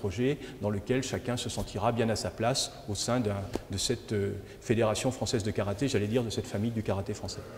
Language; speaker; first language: French; native; French